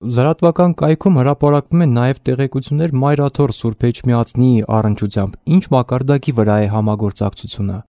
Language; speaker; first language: Armenian; native; Armenian